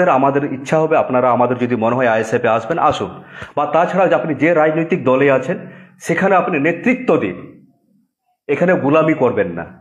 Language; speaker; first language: Bangla; non-native, local second language; Santali